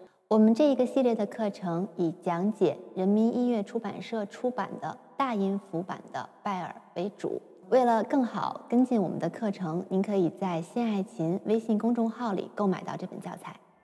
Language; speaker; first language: Chinese; native; Chinese